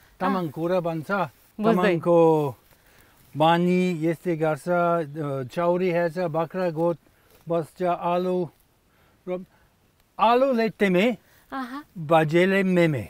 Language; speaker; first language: Nepali; non-native, learner; English